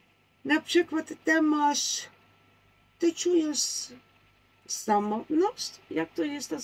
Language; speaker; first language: Polish; non-native, learner; Dutch